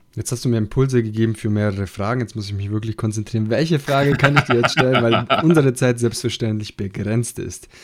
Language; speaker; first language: German; non-native, fluent; Italian